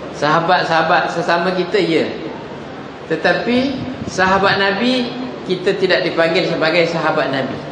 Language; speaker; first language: Malay; non-native, local second language; Javanese